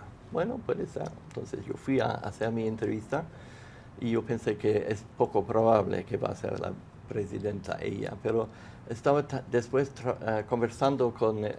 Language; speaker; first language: Spanish; non-native, fluent; English